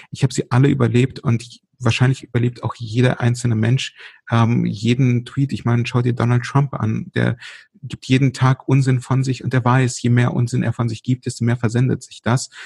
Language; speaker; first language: German; early bilingual, other home language; Russian